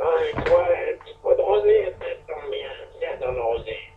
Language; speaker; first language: French; native; French